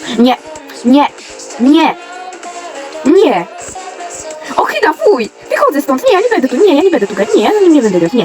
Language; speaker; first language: Polish; native; Polish